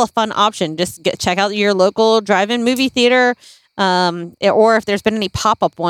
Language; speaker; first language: English; native; English